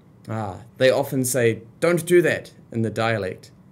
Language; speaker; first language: English; native; English